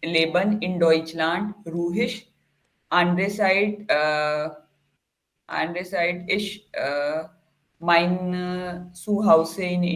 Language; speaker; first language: German; non-native, learner; Hindi